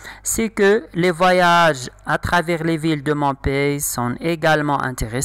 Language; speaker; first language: French; non-native, local second language; Arabic